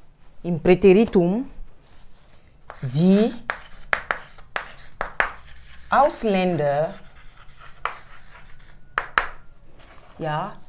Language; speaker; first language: German; non-native, fluent; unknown